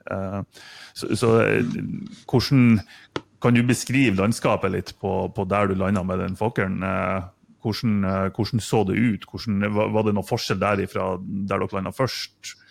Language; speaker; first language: Norwegian; non-native, fluent; German